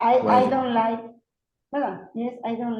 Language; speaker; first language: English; non-native, learner; Spanish